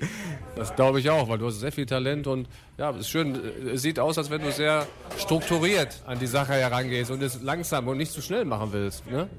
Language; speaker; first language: German; native; German